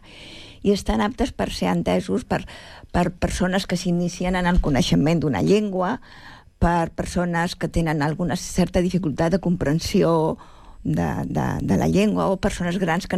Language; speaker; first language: Catalan; native; Catalan